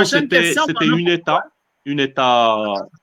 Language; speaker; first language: French; non-native, local second language; Arabic